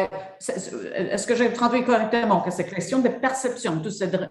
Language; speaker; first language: French; non-native, fluent; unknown